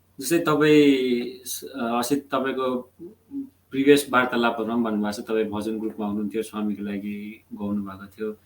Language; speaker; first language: Nepali; native; Nepali